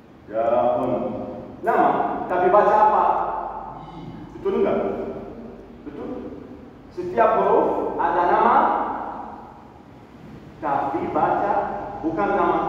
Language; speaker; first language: Indonesian; non-native, learner; Arabic